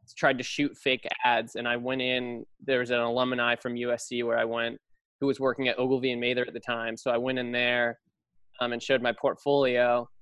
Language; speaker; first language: English; native; English